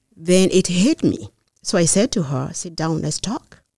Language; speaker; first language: English; non-native, local second language; Kikuyu